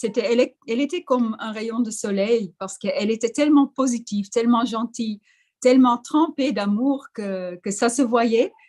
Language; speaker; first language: French; non-native, fluent; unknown